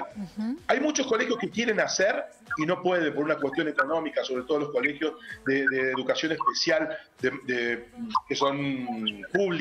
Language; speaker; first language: Spanish; native; Spanish